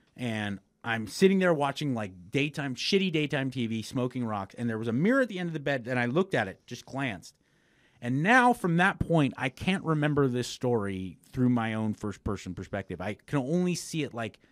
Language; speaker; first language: English; native; English